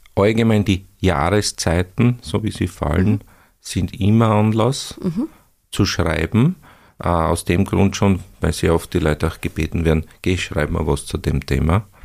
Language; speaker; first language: German; native; German